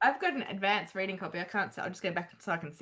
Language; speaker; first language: English; native; English